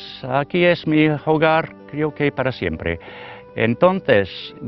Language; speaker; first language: Spanish; non-native, learner; English